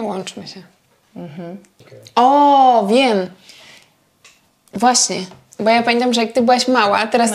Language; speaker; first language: Polish; native; Polish